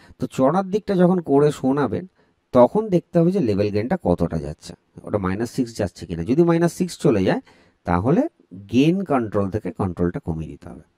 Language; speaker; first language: Bangla; native; Bangla